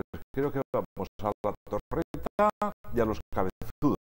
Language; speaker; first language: Spanish; native; Spanish